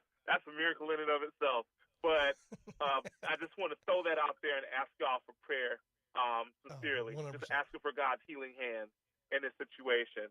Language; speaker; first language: English; native; English